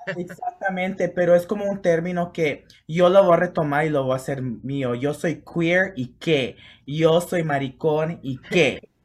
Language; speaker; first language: Spanish; early bilingual, heritage; Spanish